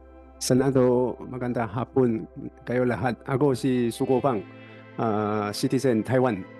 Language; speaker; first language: Filipino; non-native, learner; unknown